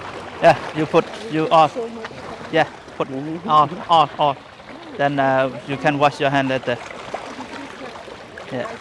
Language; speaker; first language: English; non-native, learner; Khmer